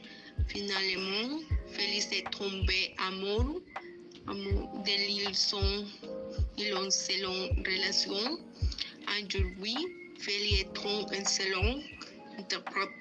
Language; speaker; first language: French; non-native, learner; Spanish